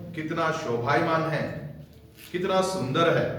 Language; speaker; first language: Hindi; non-native, local second language; Telugu